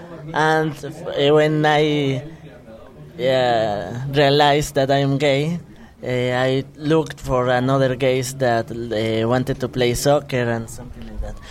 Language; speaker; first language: English; non-native, fluent; Spanish